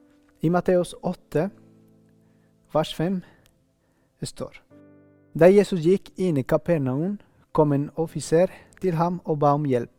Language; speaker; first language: Norwegian; non-native, fluent; Spanish